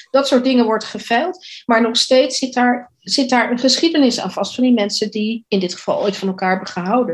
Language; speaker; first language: Dutch; native; Dutch